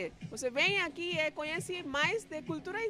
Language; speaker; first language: Portuguese; non-native, learner; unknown